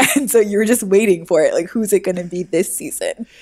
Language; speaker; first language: English; native; English